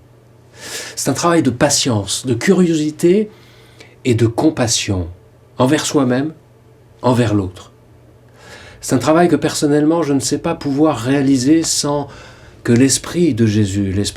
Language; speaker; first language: French; native; French